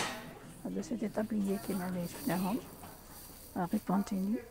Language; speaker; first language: French; non-native, local second language; Arabic